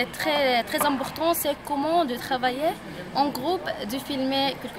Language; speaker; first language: French; non-native, learner; Arabic